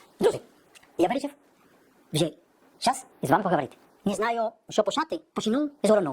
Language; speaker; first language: Ukrainian; non-native, learner; Spanish